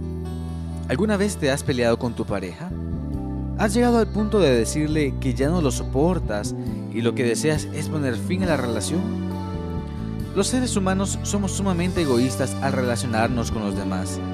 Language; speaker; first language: Spanish; native; Spanish